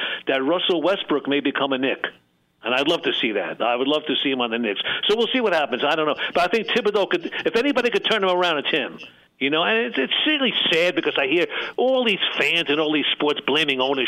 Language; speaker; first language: English; native; English